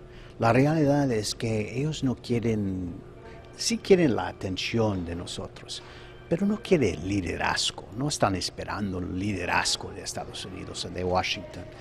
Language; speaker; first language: Spanish; non-native, fluent; English